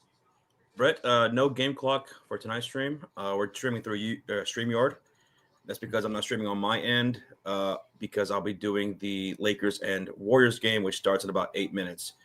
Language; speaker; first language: English; native; English